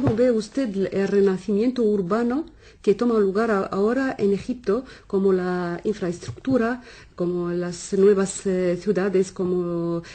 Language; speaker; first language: Spanish; non-native, fluent; Arabic